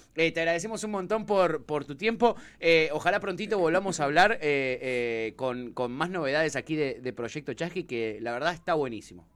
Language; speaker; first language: Spanish; native; Spanish